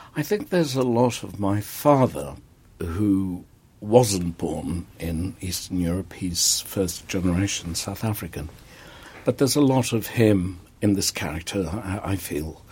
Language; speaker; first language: English; native; English